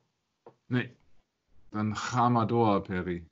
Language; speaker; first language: Dutch; non-native, fluent; German